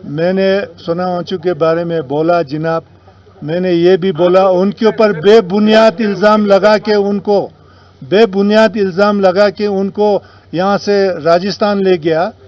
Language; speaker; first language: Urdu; non-native, local second language; Ladakhi